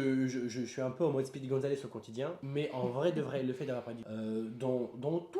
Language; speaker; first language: French; native; French